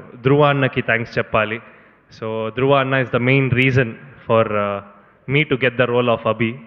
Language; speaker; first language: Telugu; non-native, learner; Kannada